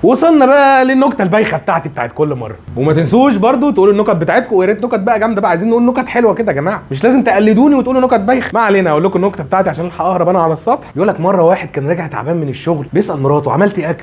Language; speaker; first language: Arabic; native; Arabic